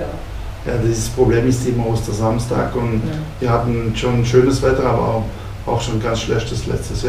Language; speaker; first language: German; non-native, fluent; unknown